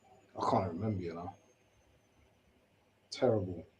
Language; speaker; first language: English; native; English